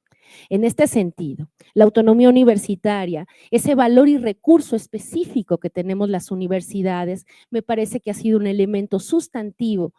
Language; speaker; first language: Spanish; native; Spanish